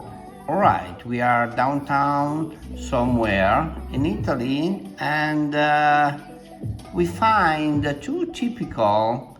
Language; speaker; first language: English; non-native, fluent; Italian